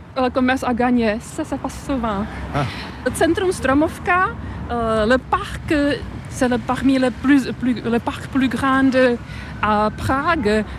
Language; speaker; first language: French; non-native, fluent; Czech